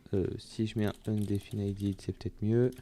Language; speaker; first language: French; native; French